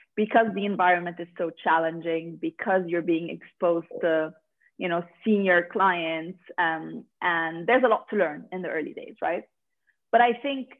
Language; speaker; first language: English; non-native, fluent; Arabic